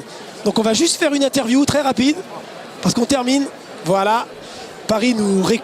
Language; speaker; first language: French; native; French